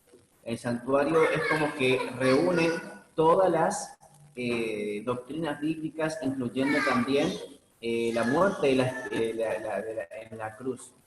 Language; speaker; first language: Spanish; native; Spanish